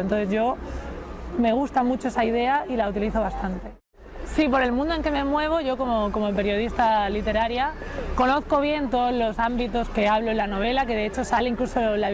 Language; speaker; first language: Spanish; native; Spanish